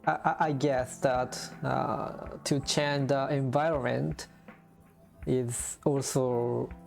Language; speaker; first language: English; non-native, learner; Japanese